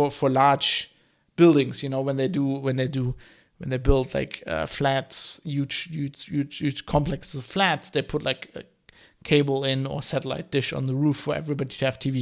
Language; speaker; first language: English; non-native, fluent; German